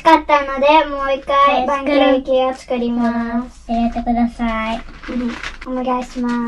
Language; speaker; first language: Japanese; non-native, learner; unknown